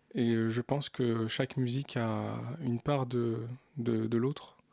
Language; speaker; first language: French; early bilingual, other home language; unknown